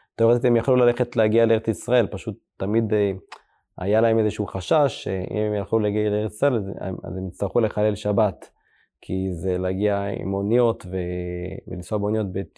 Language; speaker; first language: Hebrew; early bilingual, other home language; Amharic